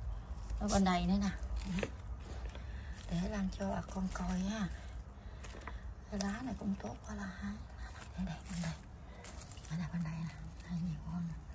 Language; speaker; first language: Vietnamese; native; Vietnamese